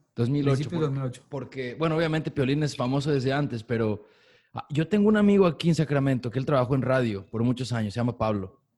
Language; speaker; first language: Spanish; native; Spanish